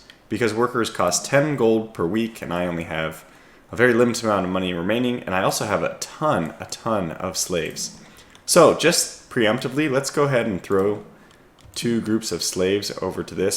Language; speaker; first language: English; native; English